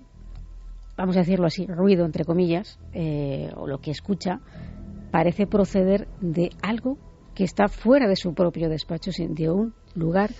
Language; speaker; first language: Spanish; native; Spanish